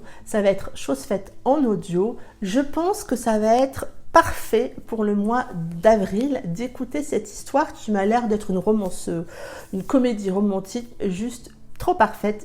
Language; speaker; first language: French; native; French